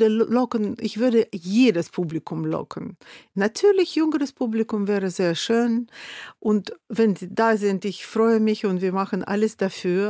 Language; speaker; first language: German; non-native, fluent; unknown